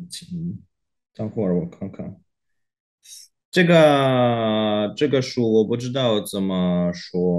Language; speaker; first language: Chinese; non-native, learner; Korean